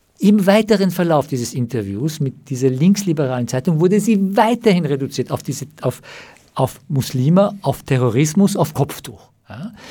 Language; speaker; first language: German; early bilingual, other home language; Persian